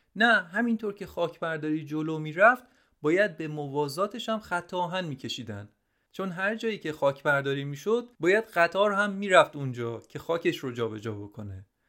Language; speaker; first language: Persian; native; Persian